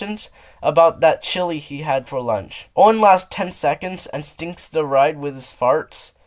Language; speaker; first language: English; native; English